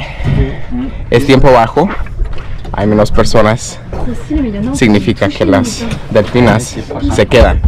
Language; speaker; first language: Spanish; early bilingual, heritage; English